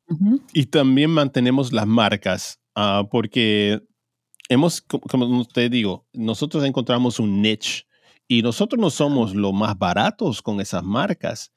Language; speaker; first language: Spanish; early bilingual, heritage; Spanish